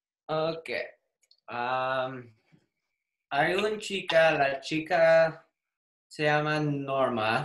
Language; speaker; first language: Spanish; non-native, learner; English